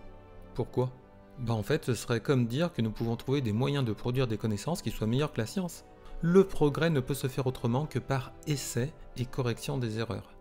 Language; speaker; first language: French; native; French